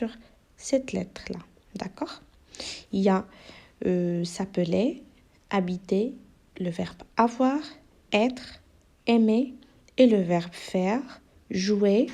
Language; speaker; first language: French; non-native, local second language; Arabic